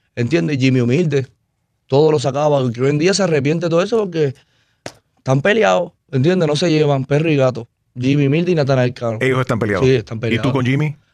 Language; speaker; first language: Spanish; native; Spanish